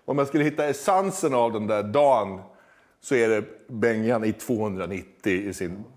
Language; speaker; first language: Swedish; native; Swedish